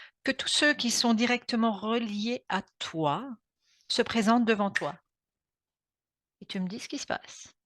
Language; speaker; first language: French; native; French